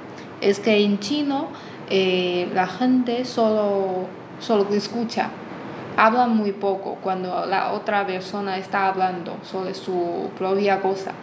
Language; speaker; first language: Spanish; non-native, fluent; Chinese